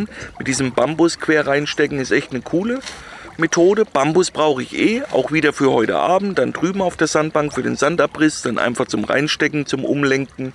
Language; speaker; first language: German; native; German